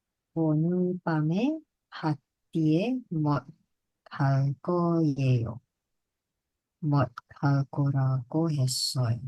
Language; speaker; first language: Korean; non-native, learner; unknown